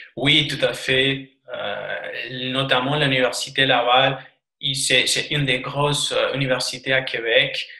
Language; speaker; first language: French; non-native, fluent; Spanish